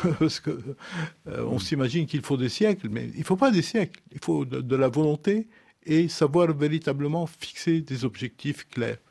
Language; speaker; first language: French; non-native, local second language; Arabic